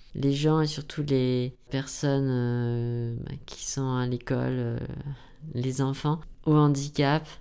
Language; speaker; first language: French; native; French